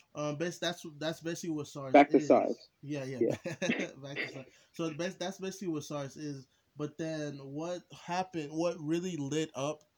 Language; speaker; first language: English; early bilingual, other home language; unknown